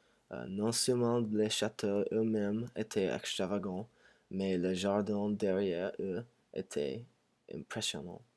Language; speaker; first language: French; non-native, learner; English